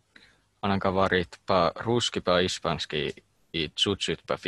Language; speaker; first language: Russian; non-native, learner; Finnish